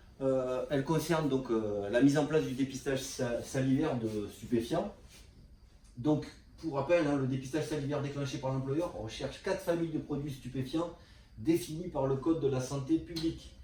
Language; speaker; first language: French; native; French